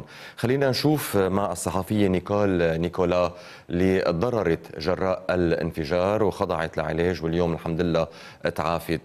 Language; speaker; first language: Arabic; native; Arabic